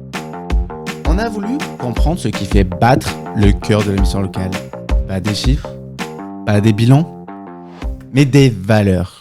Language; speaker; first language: French; native; French